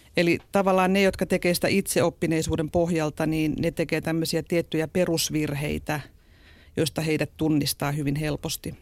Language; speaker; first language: Finnish; native; Finnish